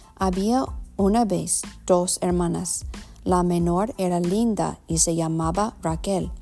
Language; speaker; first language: Spanish; non-native, learner; English